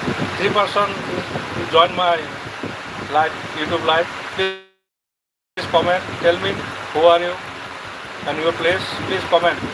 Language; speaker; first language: English; non-native, learner; Bangla